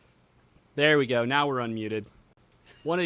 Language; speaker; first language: English; native; English